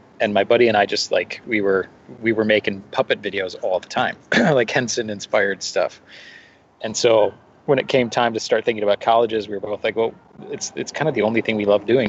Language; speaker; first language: English; native; English